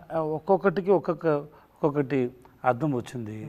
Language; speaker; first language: Telugu; non-native, learner; Tamil